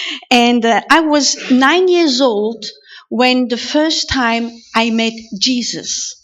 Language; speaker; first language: English; non-native, fluent; German